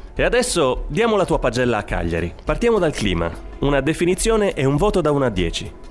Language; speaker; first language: Italian; native; Italian